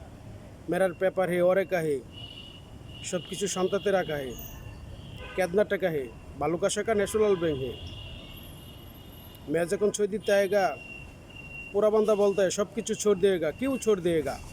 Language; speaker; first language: Hindi; non-native, learner; Bangla